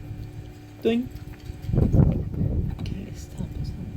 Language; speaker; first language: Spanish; non-native, learner; English